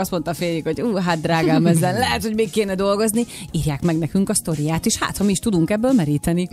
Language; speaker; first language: Hungarian; native; Hungarian